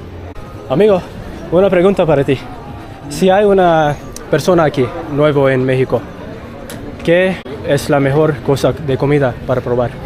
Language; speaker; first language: Spanish; non-native, learner; English